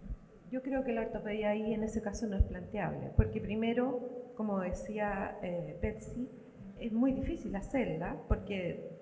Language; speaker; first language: Spanish; native; Spanish